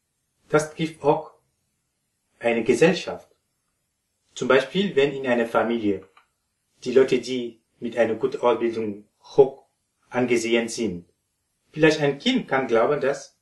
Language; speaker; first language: German; non-native, fluent; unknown